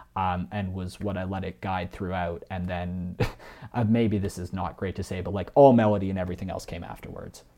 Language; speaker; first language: English; native; English